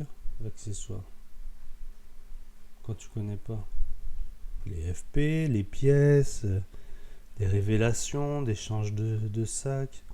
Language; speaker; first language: French; native; French